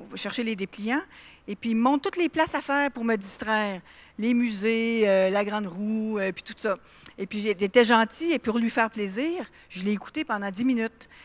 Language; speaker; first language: French; native; French